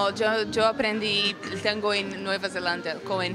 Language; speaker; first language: Spanish; non-native, learner; Portuguese